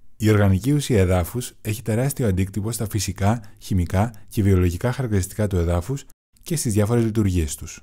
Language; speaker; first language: Greek; non-native, learner; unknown